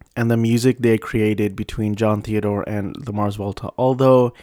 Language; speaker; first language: English; native; English